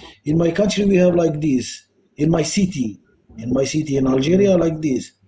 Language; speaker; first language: English; non-native, local second language; Arabic